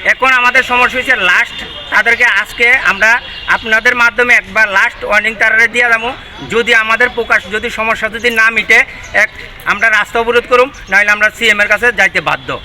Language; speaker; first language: Bangla; native; Bangla